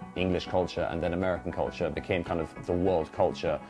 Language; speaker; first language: English; early bilingual, other home language; Chinese